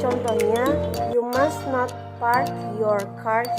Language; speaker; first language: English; non-native, learner; Indonesian